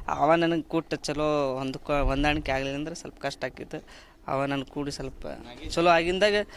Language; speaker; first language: Kannada; non-native, local second language; Lambadi